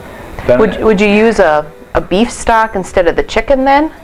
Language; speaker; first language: English; native; English